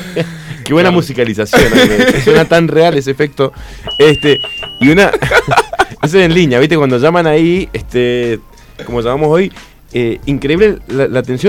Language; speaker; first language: Spanish; native; Spanish